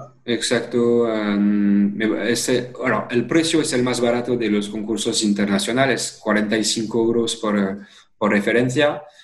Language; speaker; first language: Spanish; non-native, fluent; French